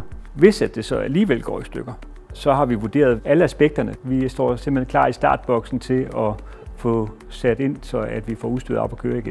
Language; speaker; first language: Danish; native; Danish